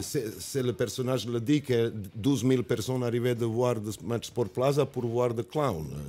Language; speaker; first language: French; non-native, learner; Italian